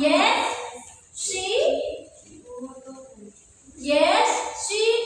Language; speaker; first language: English; non-native, learner; Indonesian